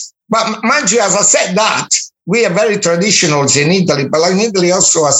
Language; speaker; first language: English; non-native, fluent; Italian